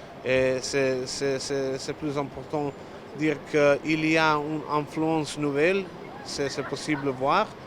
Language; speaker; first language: French; non-native, learner; Serbian